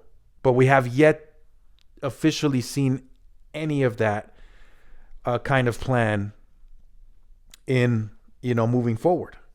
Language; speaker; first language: English; native; English